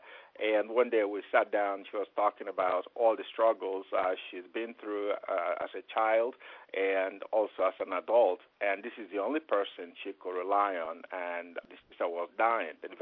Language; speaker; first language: English; non-native, local second language; Igbo